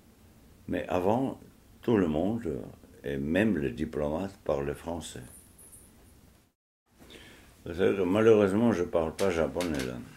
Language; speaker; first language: French; non-native, fluent; Georgian